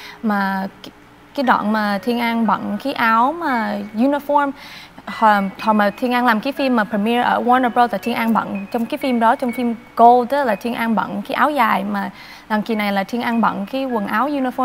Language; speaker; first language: Vietnamese; early bilingual, other home language; English